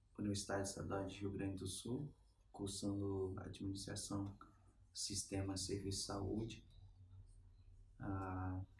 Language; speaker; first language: Portuguese; non-native, local second language; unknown